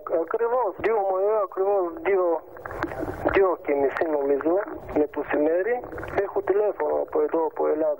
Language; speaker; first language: Greek; non-native, learner; Bulgarian